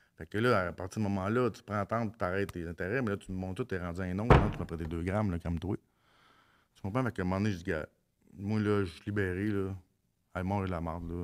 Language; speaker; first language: French; native; French